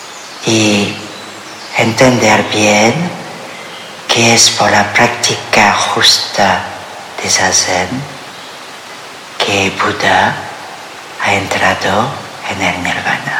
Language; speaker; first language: Spanish; non-native, fluent; French